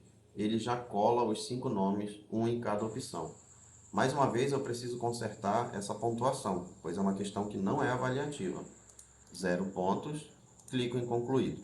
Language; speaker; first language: Portuguese; native; Portuguese